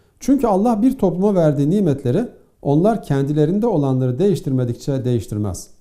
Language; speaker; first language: Turkish; native; Turkish